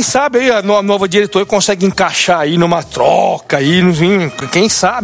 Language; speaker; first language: Portuguese; native; Portuguese